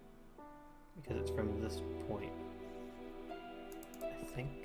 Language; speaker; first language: English; native; English